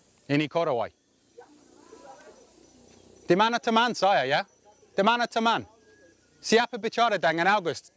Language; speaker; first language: Indonesian; non-native, learner; English